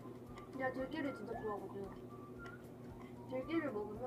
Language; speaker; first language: Korean; native; Korean